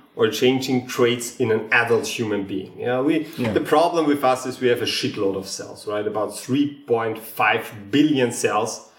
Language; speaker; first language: English; non-native, fluent; German